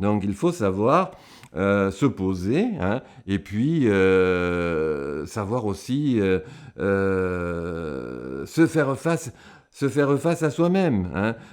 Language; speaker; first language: French; native; French